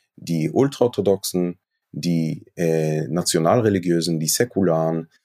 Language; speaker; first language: German; non-native, fluent; Hebrew